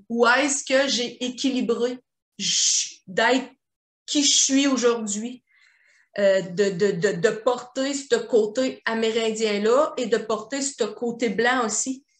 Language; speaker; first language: French; native; French